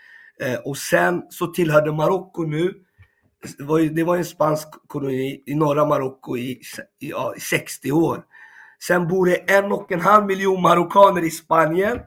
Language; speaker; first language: Swedish; early bilingual, other home language; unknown